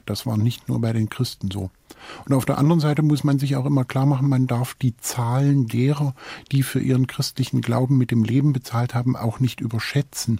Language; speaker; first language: German; native; German